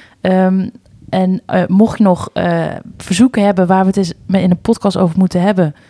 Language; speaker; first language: Dutch; native; Dutch